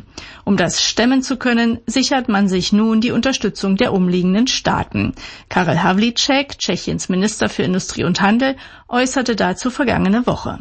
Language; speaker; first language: German; native; German